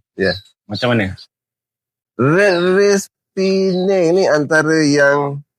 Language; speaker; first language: Malay; native; Malay